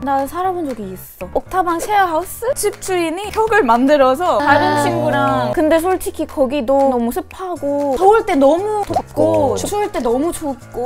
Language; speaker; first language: Korean; non-native, fluent; Spanish